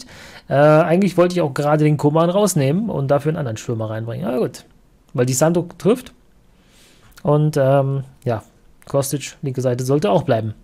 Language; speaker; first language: German; native; German